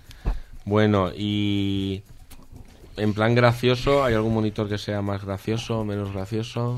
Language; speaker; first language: Spanish; native; Spanish